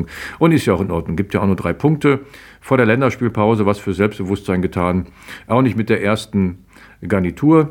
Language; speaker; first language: German; native; German